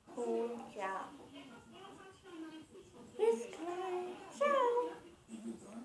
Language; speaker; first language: German; native; German